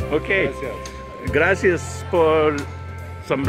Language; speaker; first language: Spanish; non-native, learner; English